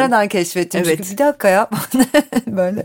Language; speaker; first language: Turkish; native; Turkish